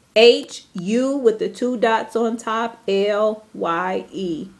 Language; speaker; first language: English; native; English